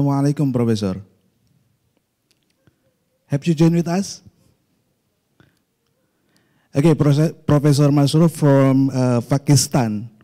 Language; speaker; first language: English; non-native, local second language; Indonesian